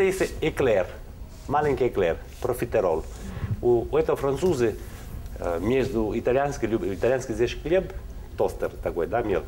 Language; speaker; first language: Russian; non-native, learner; Italian